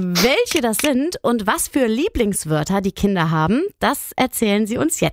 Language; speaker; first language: German; native; German